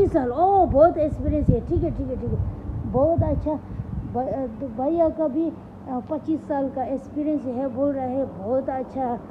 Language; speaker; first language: Hindi; non-native, local second language; Tibetan